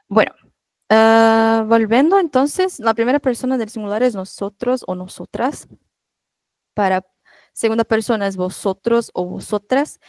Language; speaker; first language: Spanish; non-native, fluent; Portuguese